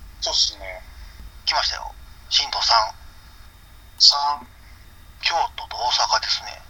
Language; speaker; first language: Japanese; native; Japanese